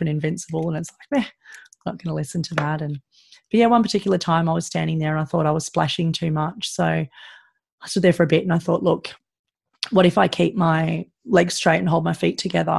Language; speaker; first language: English; native; English